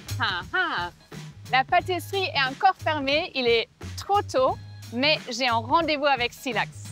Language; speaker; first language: French; non-native, fluent; German